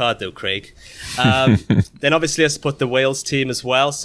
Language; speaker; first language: English; native; English